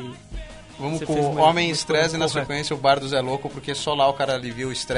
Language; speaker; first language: Portuguese; native; Portuguese